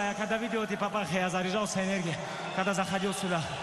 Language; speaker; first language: Russian; non-native, local second language; Avaric